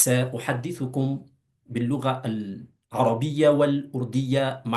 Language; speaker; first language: Arabic; non-native, fluent; Urdu